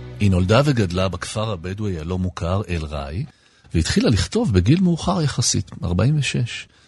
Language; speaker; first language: Hebrew; native; Hebrew